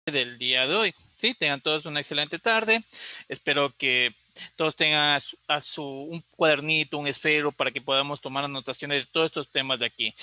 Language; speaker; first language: Spanish; native; Spanish